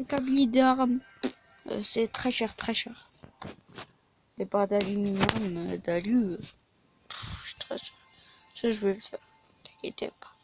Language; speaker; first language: French; non-native, learner; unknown